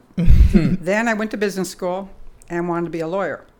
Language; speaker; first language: English; native; English